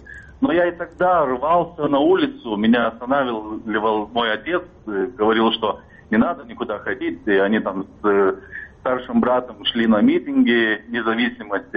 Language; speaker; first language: Russian; non-native, fluent; Lithuanian